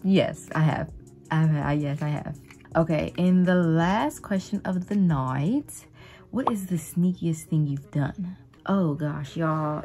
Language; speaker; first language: English; native; English